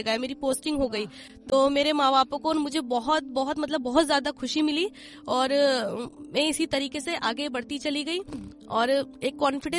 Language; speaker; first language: Hindi; native; Hindi